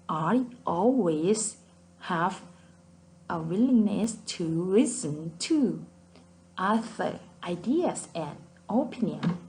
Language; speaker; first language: English; non-native, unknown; Thai